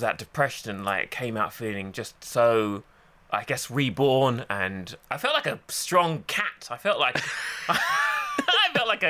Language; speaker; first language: English; native; English